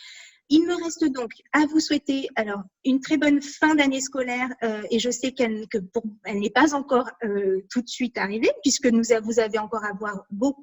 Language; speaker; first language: French; native; French